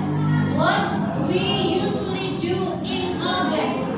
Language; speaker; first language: English; non-native, local second language; Indonesian